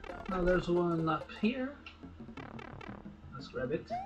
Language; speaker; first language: English; non-native, fluent; Portuguese